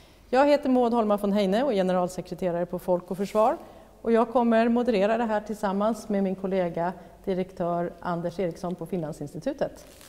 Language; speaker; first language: Swedish; native; Swedish